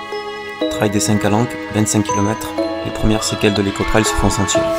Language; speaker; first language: French; native; French